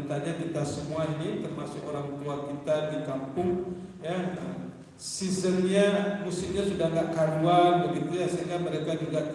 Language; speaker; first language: Indonesian; native; Indonesian